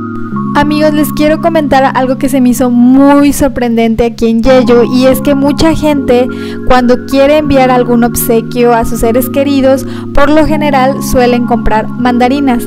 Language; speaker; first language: Spanish; native; Spanish